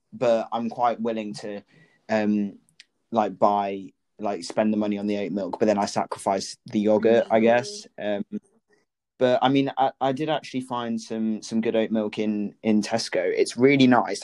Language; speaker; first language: English; native; English